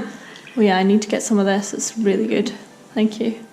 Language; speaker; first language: English; native; English